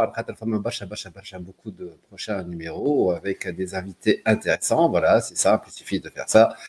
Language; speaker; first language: French; non-native, local second language; Arabic